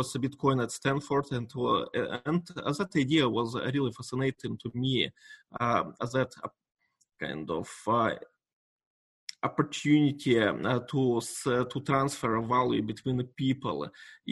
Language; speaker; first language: English; non-native, fluent; Russian